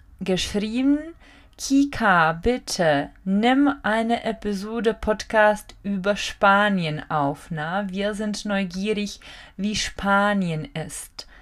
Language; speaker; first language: German; non-native, fluent; Czech